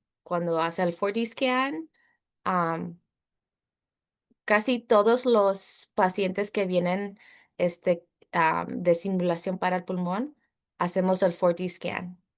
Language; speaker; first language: Spanish; early bilingual, heritage; Spanish